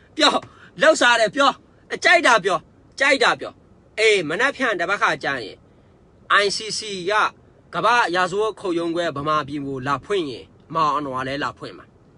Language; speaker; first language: Burmese; non-native, local second language; Mon